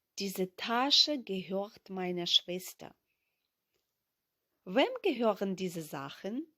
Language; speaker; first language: German; non-native, fluent; Ukrainian